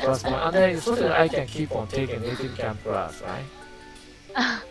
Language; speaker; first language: English; non-native, learner; Japanese